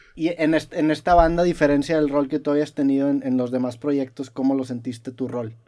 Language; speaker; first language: Spanish; native; Spanish